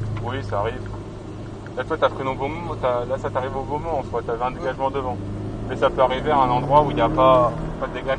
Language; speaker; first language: French; native; French